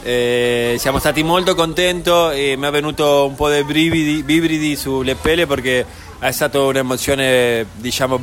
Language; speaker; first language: Italian; non-native, fluent; Spanish